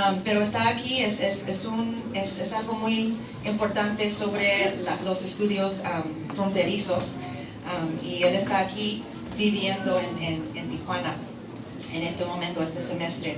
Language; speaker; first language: Spanish; non-native, fluent; English